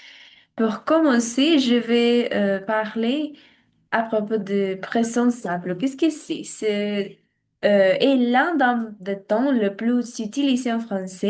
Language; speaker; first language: French; non-native, learner; Spanish